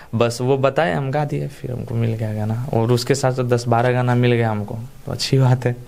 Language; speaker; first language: Hindi; native; Hindi